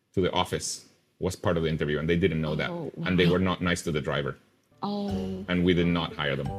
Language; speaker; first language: English; non-native, fluent; Spanish